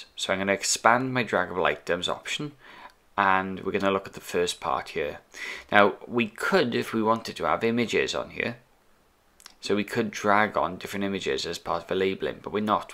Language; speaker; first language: English; native; English